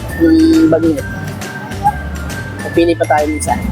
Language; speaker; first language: Filipino; native; Filipino